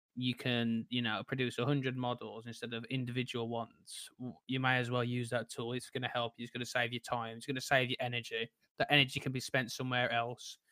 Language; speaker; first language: English; native; English